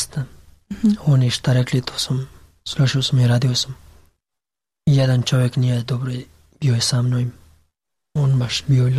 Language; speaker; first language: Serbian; non-native, learner; Pashto